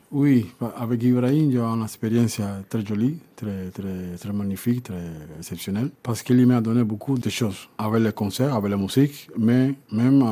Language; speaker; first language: French; non-native, learner; Spanish